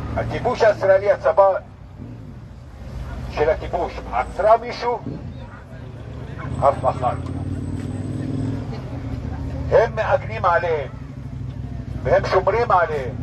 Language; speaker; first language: Hebrew; non-native, local second language; Arabic